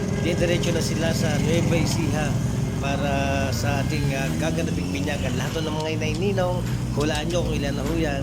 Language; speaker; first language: Filipino; native; Filipino